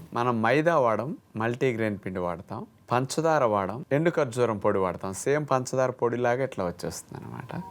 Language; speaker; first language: Telugu; native; Telugu